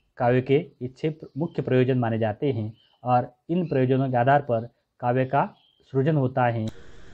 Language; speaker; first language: Hindi; non-native, local second language; Marathi